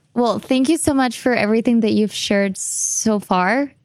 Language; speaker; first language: English; non-native, fluent; Spanish